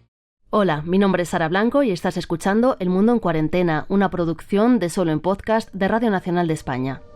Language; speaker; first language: Spanish; native; Spanish